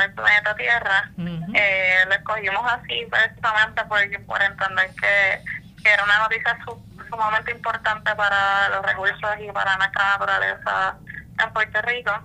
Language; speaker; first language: Spanish; native; Spanish